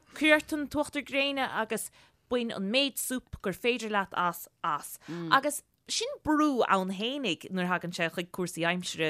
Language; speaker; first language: Irish; native; Irish